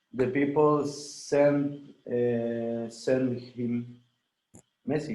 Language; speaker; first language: English; non-native, learner; Spanish